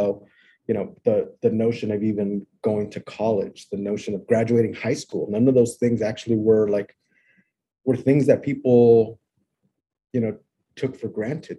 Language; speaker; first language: English; native; English